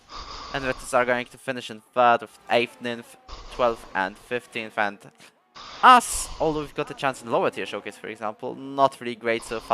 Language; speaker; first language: English; non-native, fluent; Polish